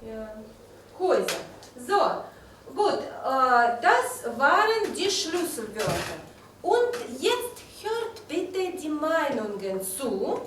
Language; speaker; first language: German; non-native, fluent; Russian